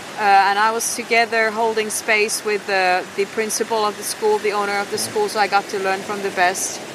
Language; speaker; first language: English; non-native, fluent; Finnish